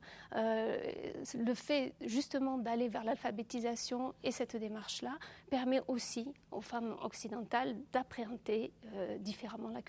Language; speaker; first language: French; native; French